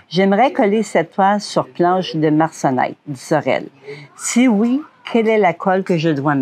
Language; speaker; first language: French; native; French